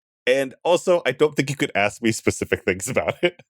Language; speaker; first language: English; native; English